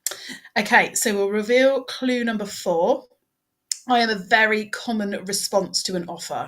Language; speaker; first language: English; native; English